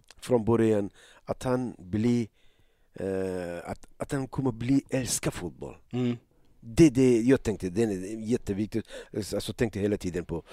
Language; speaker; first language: Swedish; non-native, learner; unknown